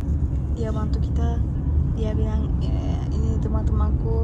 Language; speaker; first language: Indonesian; non-native, learner; Turkish